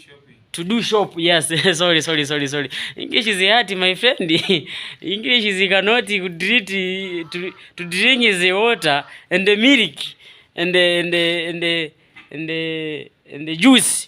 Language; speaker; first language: English; non-native, learner; Swahili